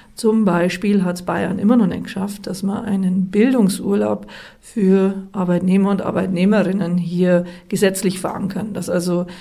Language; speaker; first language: German; native; German